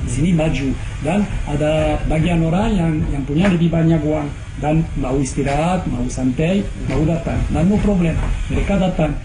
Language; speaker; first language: Indonesian; non-native, fluent; French